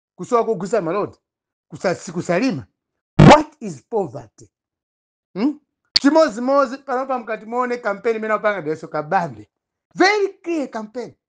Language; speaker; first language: Nyanja; non-native, local second language; Tumbuka